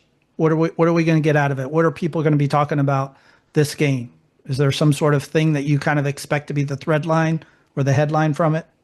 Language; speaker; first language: English; native; English